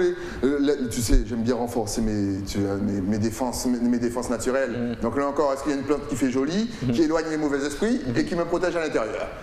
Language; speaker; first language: French; native; French